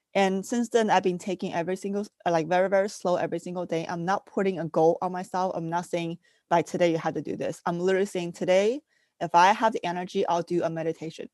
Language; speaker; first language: English; early bilingual, other home language; Chinese